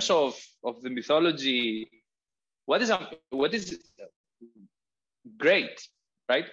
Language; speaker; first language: English; non-native, fluent; Greek